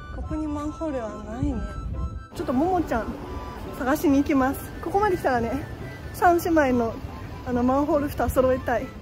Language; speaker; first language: Japanese; early bilingual, other home language; Chinese